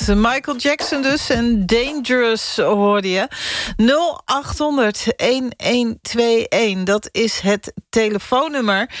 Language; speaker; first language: Dutch; native; Dutch